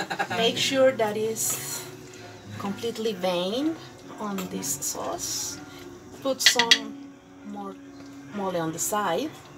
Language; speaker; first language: English; non-native, fluent; Spanish